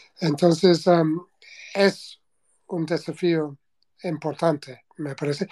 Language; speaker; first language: Spanish; non-native, fluent; English